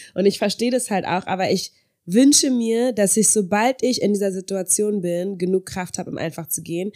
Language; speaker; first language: German; native; German